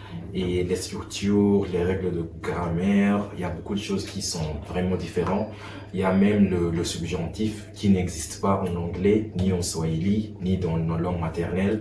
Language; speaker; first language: French; non-native, fluent; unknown